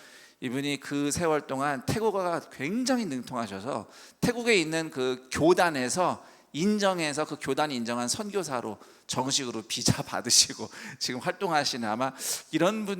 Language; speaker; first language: Korean; native; Korean